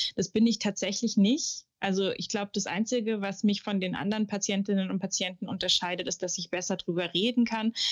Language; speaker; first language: German; native; German